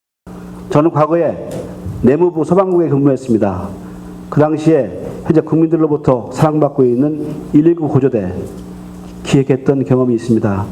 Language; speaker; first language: Korean; native; Korean